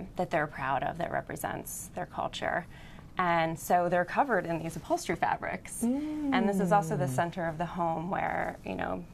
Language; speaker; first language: English; native; English